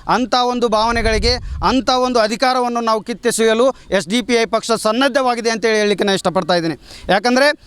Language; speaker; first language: Kannada; non-native, local second language; Urdu